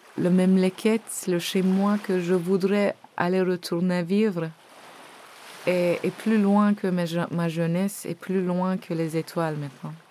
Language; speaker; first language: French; non-native, fluent; Turkish